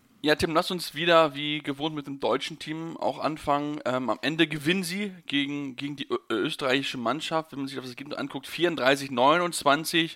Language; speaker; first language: German; native; German